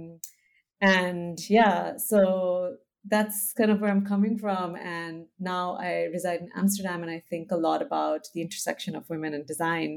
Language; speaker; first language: English; non-native, local second language; Hindi